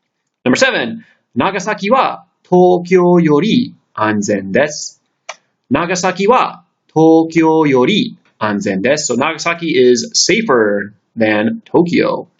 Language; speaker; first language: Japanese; non-native, fluent; English